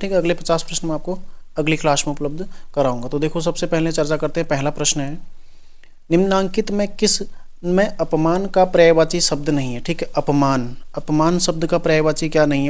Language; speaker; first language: Hindi; native; Hindi